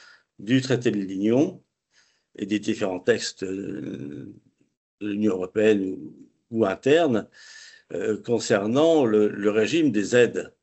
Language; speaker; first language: French; native; French